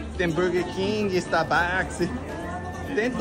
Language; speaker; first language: Portuguese; non-native, fluent; Japanese